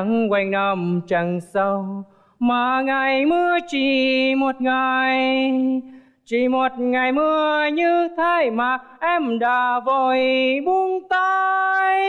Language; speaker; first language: Vietnamese; native; Vietnamese